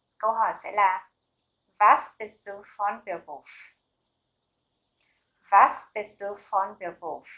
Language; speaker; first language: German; non-native, fluent; Vietnamese